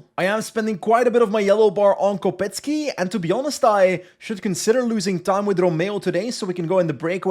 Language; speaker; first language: English; non-native, fluent; Dutch